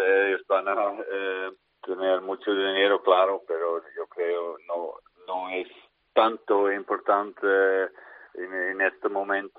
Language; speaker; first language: Spanish; non-native, fluent; Dutch